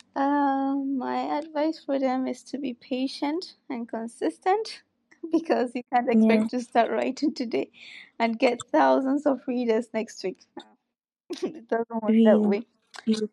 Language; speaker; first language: English; non-native, local second language; Hausa